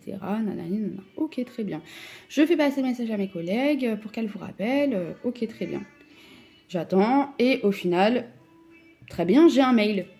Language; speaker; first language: French; native; French